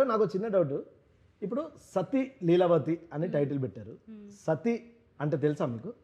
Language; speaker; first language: Telugu; native; Telugu